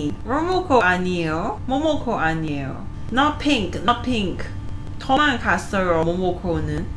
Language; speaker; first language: Korean; non-native, learner; Cantonese